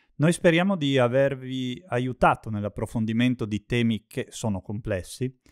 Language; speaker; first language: Italian; native; Italian